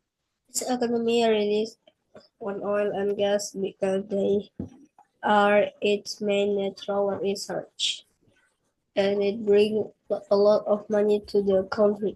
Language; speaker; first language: English; non-native, learner; Indonesian